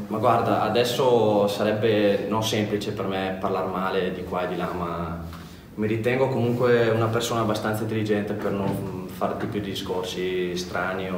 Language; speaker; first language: Italian; native; Italian